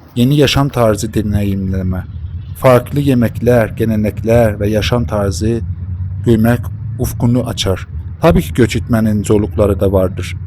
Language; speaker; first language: Turkish; non-native, fluent; Persian